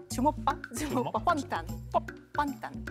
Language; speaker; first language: Chinese; non-native, learner; Korean